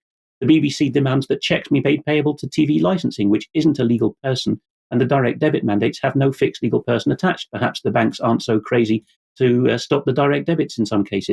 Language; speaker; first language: English; non-native, fluent; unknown